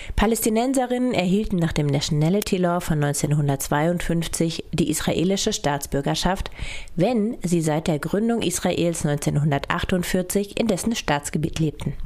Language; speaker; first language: German; native; German